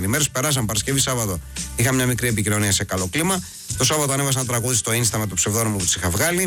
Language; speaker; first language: Greek; native; Greek